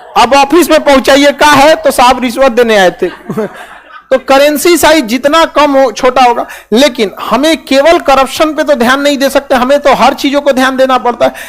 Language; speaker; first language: Hindi; native; Hindi